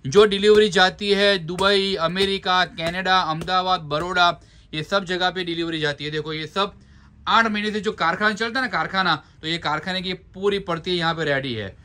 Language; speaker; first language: Hindi; non-native, local second language; Gujarati